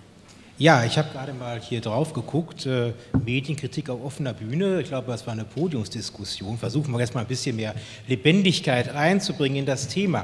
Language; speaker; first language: German; native; German